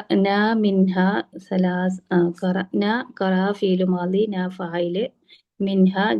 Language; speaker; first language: Arabic; non-native, learner; Malayalam